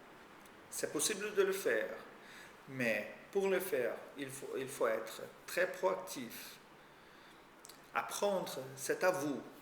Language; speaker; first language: French; non-native, fluent; Portuguese